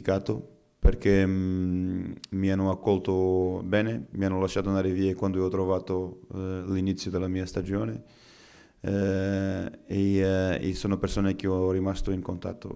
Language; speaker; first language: Italian; non-native, fluent; Portuguese